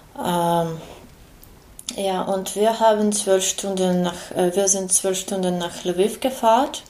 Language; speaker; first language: German; non-native, learner; Ukrainian